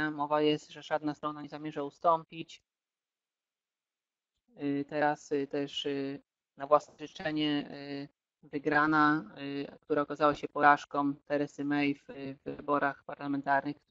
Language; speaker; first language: Polish; native; Polish